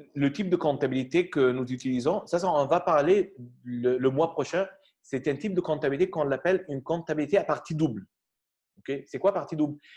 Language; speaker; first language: French; non-native, fluent; Arabic